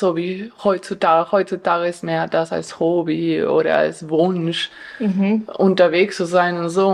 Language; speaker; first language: German; non-native, fluent; Spanish